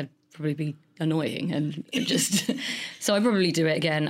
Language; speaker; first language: English; native; English